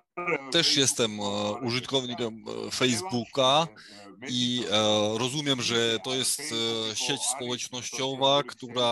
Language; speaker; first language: Polish; non-native, fluent; Georgian